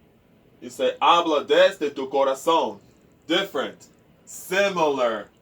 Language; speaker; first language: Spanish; non-native, learner; English